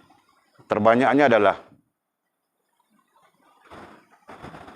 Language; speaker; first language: Malay; native; Malay